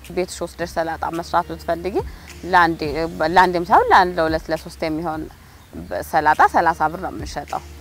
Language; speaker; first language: Amharic; native; Amharic